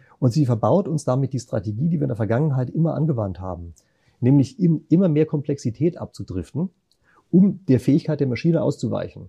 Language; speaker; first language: German; native; German